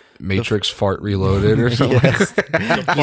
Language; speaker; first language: English; native; English